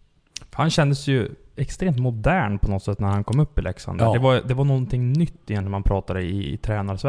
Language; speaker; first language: Swedish; native; Swedish